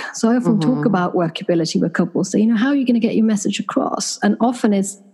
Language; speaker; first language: English; non-native, fluent; Swedish